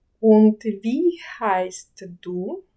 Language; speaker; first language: German; non-native, fluent; Ukrainian